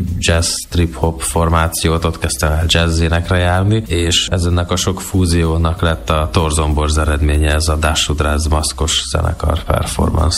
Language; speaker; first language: Hungarian; native; Hungarian